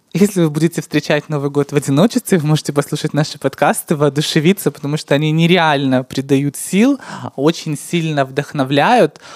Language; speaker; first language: Russian; native; Russian